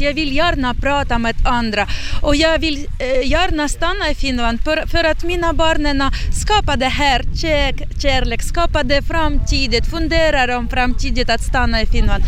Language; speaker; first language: Swedish; non-native, learner; Ukrainian